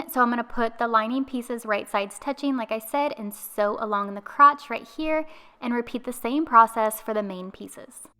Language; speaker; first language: English; native; English